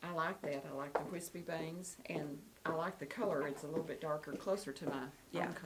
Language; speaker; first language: English; native; English